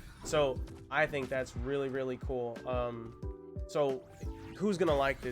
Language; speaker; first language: English; native; English